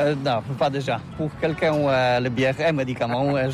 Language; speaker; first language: French; non-native, learner; Polish